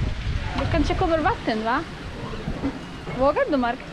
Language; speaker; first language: Swedish; non-native, fluent; Indonesian